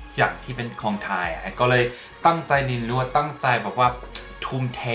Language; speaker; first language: Thai; non-native, fluent; English